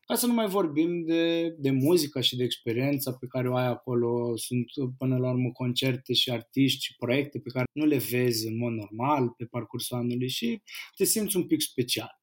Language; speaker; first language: Romanian; native; Romanian